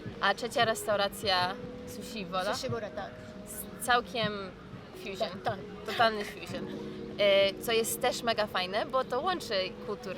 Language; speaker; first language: Polish; early bilingual, heritage; English